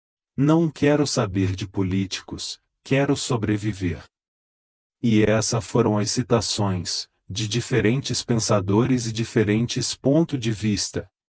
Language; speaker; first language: Portuguese; native; Portuguese